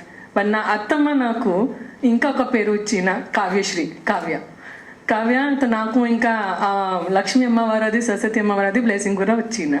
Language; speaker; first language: Telugu; non-native, local second language; Hindi